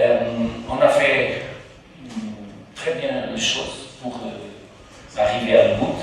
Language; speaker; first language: French; non-native, fluent; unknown